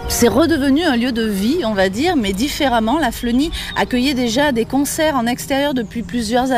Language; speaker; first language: French; native; French